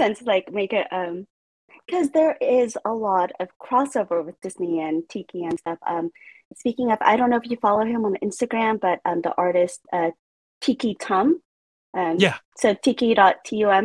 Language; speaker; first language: English; native; English